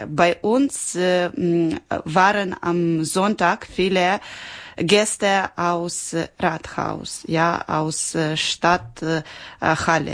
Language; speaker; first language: German; non-native, learner; Ukrainian